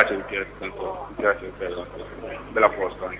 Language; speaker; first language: Italian; non-native, learner; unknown